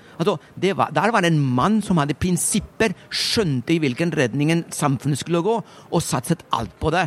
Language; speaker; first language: Norwegian; non-native, fluent; Spanish